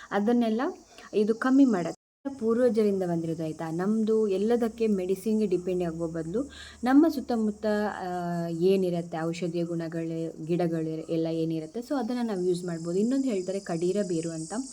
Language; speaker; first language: Kannada; non-native, local second language; Tulu